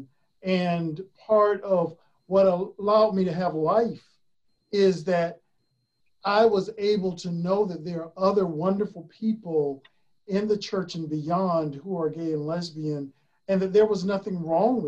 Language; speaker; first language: English; native; English